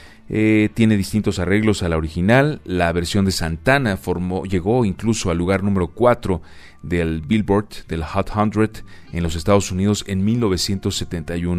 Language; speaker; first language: Spanish; native; Spanish